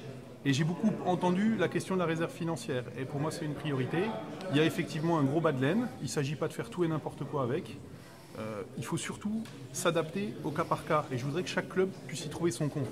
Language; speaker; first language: French; native; French